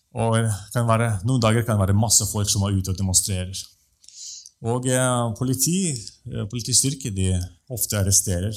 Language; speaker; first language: Norwegian; non-native, fluent; Russian